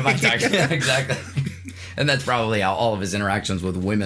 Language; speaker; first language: English; native; English